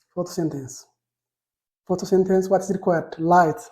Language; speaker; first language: English; non-native, local second language; Amharic